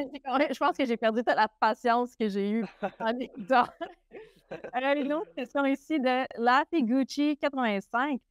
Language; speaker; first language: French; native; French